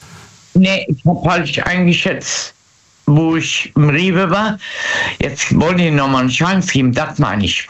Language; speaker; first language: German; native; German